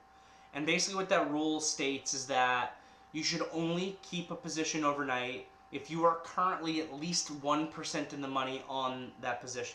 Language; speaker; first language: English; native; English